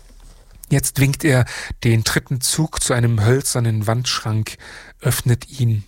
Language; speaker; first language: German; native; German